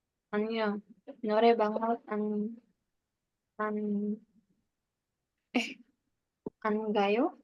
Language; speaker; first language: Korean; non-native, learner; Indonesian